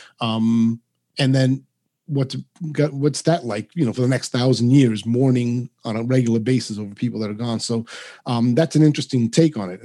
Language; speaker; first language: English; early bilingual, other home language; Spanish